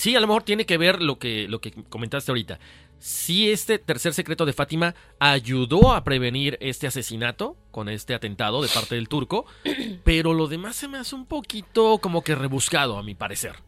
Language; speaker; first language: Spanish; native; Spanish